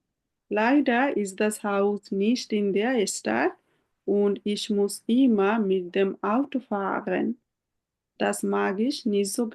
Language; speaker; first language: German; non-native, fluent; Bangla